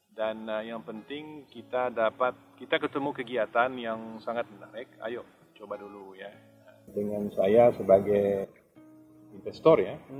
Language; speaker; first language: Indonesian; non-native, fluent; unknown